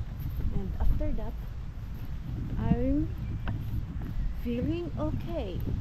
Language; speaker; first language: English; non-native, learner; Filipino